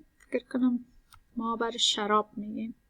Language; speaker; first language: Persian; native; Persian